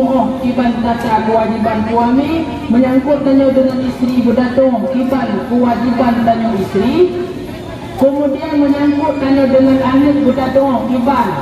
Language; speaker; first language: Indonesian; non-native, local second language; Achinese